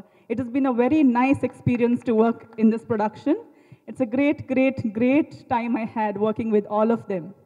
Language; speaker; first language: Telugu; non-native, learner; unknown